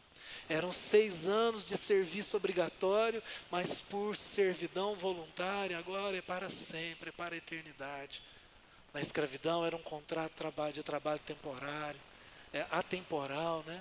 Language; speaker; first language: Portuguese; native; Portuguese